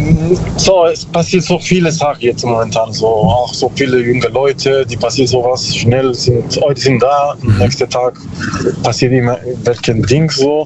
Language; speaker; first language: German; non-native, learner; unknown